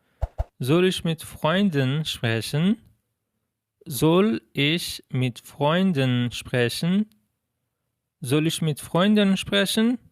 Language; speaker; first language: German; non-native, fluent; Persian